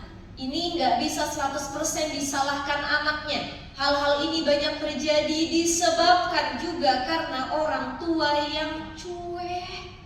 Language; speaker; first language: Indonesian; native; Indonesian